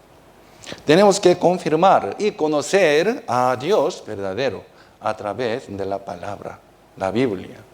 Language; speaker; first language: Spanish; non-native, fluent; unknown